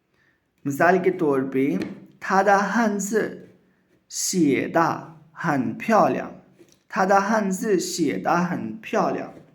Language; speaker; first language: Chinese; non-native, fluent; Urdu